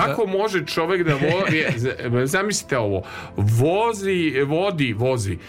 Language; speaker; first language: Serbian; native; Serbian